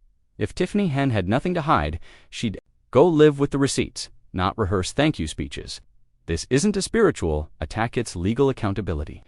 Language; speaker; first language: English; native; English